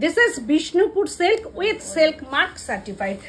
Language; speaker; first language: Hindi; non-native, local second language; Bangla